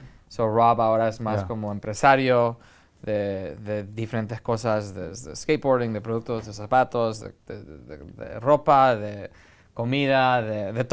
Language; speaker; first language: Spanish; early bilingual, heritage; Spanish